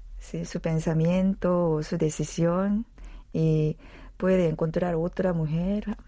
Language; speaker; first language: Spanish; non-native, learner; Korean